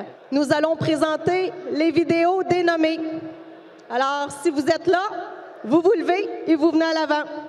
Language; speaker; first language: French; native; French